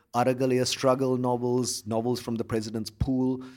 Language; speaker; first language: English; non-native, local second language; Sinhala